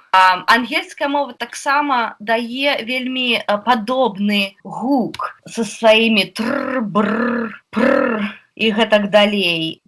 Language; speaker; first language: Belarusian; non-native, local second language; Russian